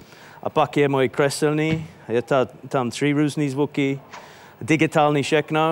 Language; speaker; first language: Czech; non-native, fluent; English